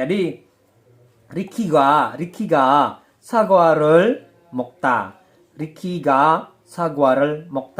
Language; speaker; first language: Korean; non-native, fluent; Indonesian